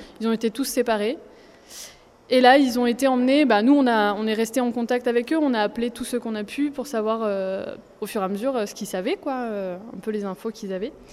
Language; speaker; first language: French; native; French